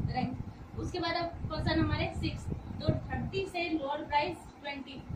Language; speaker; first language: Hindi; non-native, local second language; Gujarati